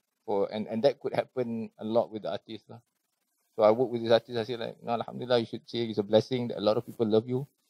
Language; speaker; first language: English; non-native, local second language; Malay